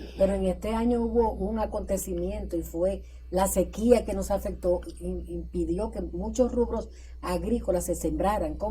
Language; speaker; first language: Spanish; native; Spanish